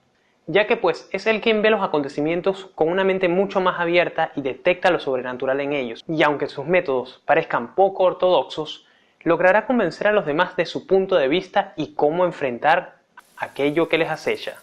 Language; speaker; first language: Spanish; native; Spanish